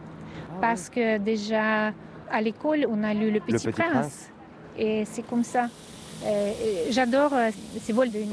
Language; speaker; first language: French; non-native, fluent; Russian